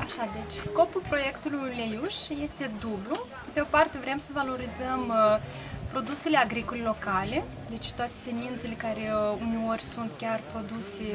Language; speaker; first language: Romanian; native; Romanian